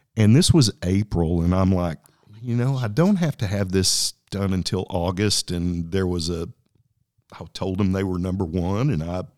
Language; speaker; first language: English; native; English